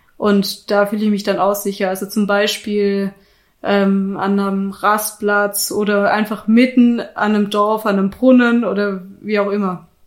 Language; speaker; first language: German; native; German